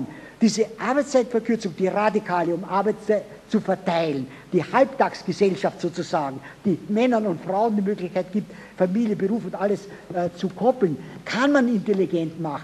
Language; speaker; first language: German; native; German